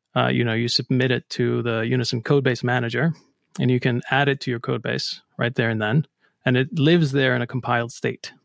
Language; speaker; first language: English; non-native, fluent; Icelandic